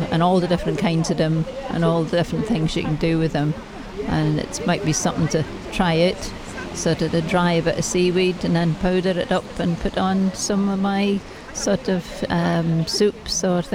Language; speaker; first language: English; native; English